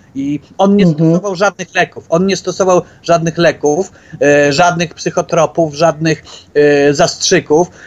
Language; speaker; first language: Polish; native; Polish